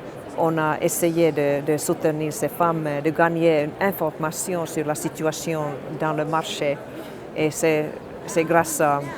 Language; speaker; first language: French; non-native, fluent; Finnish